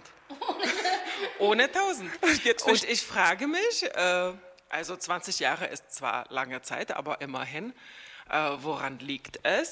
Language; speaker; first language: German; non-native, fluent; Czech